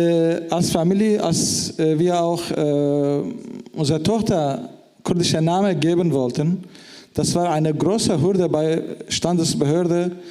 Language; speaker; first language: German; non-native, fluent; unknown